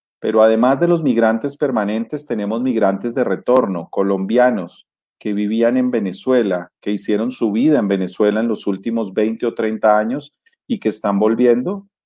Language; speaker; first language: Spanish; native; Spanish